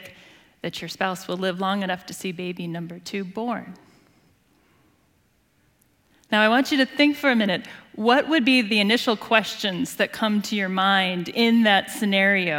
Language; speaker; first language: English; native; English